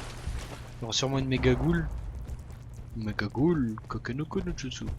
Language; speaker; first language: French; native; French